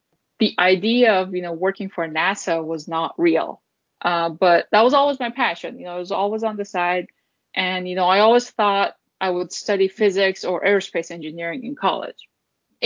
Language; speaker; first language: English; non-native, fluent; Persian